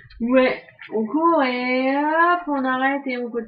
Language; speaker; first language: French; native; French